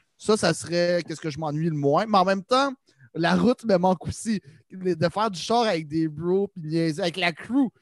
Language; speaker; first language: French; native; French